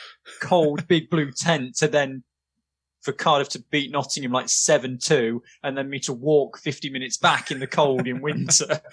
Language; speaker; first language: English; native; English